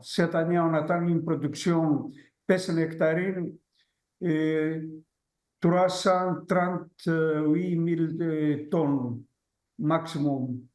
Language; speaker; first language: French; non-native, fluent; Greek